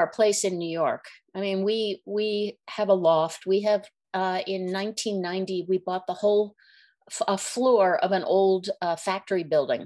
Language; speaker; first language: English; native; English